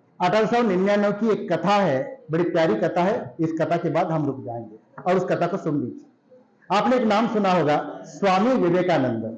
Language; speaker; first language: Hindi; non-native, local second language; Marathi